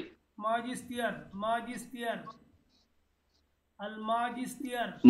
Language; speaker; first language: Arabic; non-native, fluent; Bangla